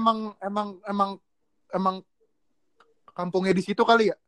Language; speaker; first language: Indonesian; native; Indonesian